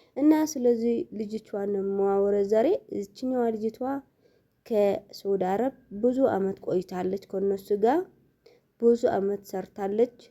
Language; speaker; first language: Amharic; non-native, local second language; Tigrinya